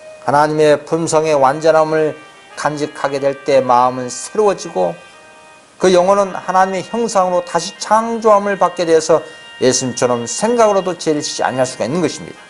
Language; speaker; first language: Korean; native; Korean